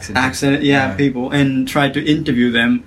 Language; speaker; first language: English; non-native, fluent; Japanese